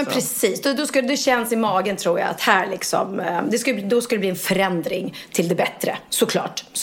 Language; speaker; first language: Swedish; native; Swedish